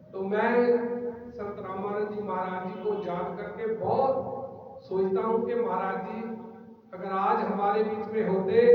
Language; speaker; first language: Hindi; non-native, local second language; Punjabi